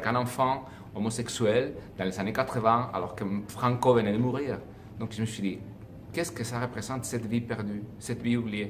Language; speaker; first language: French; non-native, fluent; Spanish